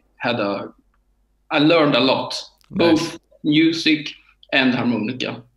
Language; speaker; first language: English; non-native, learner; Swedish